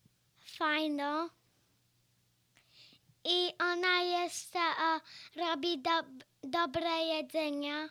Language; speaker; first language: Polish; early bilingual, heritage; Polish